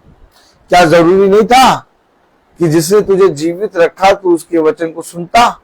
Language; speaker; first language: Hindi; native; Hindi